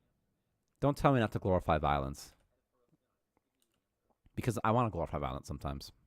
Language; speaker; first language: English; native; English